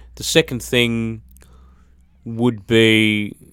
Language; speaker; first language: English; native; English